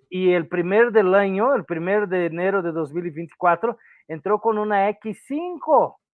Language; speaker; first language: Spanish; non-native, fluent; Portuguese